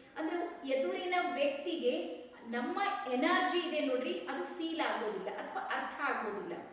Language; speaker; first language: Kannada; native; Kannada